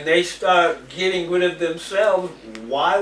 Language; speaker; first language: English; native; English